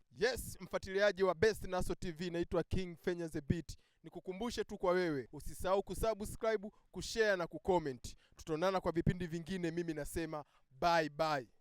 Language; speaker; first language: Swahili; native; Swahili